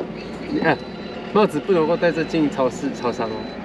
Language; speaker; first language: Chinese; native; Chinese